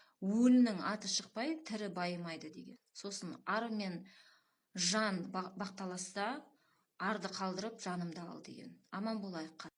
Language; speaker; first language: Kazakh; early bilingual, heritage; Russian